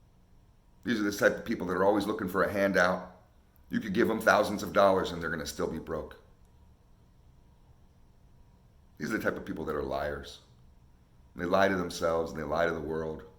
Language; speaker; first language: English; native; English